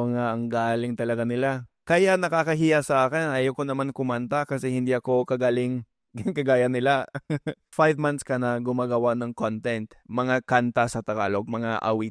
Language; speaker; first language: Filipino; non-native, fluent; English